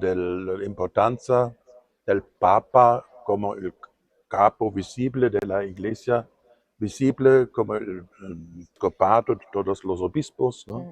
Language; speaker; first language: Spanish; non-native, fluent; German